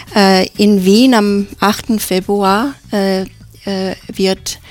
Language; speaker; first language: German; non-native, fluent; English